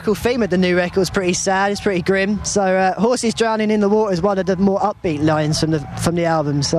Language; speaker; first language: English; native; English